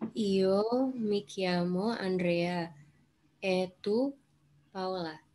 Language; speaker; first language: Italian; non-native, learner; Indonesian